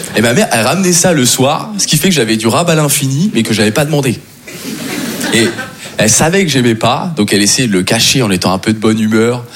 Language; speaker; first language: French; native; French